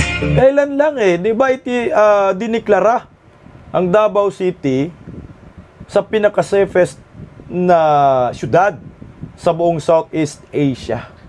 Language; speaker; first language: Filipino; non-native, local second language; Cebuano